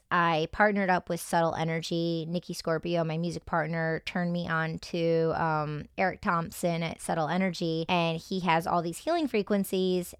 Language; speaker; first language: English; native; English